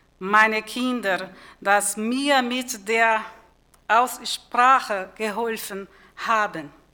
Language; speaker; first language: German; non-native, fluent; Portuguese